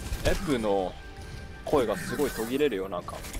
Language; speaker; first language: Japanese; native; Japanese